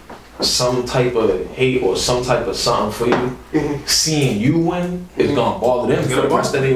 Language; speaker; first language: English; native; English